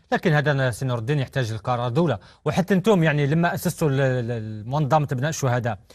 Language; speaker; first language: Arabic; native; Arabic